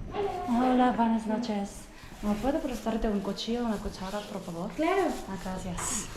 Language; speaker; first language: Spanish; non-native, learner; Korean